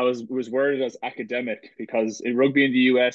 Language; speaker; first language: English; native; English